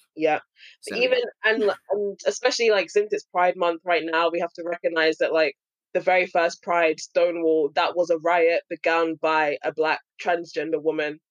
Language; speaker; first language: English; native; English